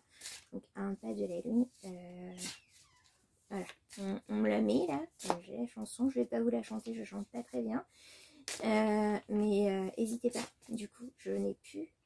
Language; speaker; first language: French; native; French